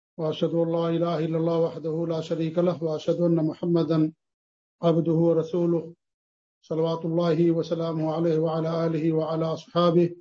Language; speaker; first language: Urdu; native; Urdu